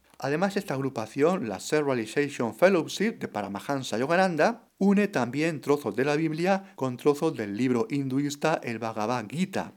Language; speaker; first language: Spanish; native; Spanish